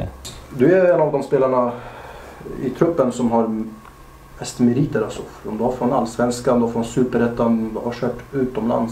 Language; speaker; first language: Swedish; native; Swedish